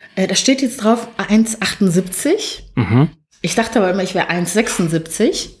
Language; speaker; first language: German; early bilingual, other home language; Kinyarwanda